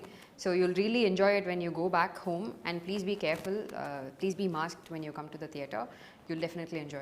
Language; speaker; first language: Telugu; non-native, learner; Tamil